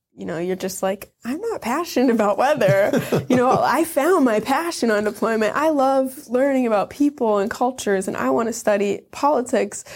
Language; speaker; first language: English; native; English